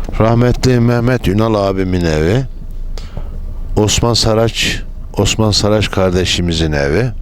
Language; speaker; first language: Turkish; native; Turkish